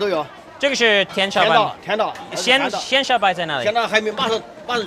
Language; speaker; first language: Chinese; non-native, learner; English